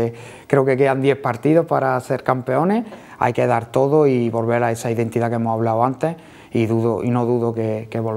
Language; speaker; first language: Spanish; native; Spanish